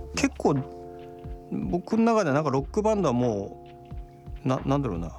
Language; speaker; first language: Japanese; native; Japanese